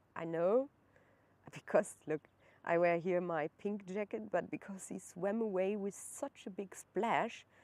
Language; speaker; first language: English; non-native, fluent; German